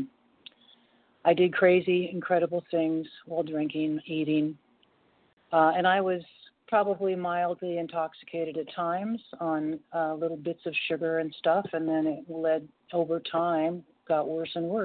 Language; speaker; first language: English; native; English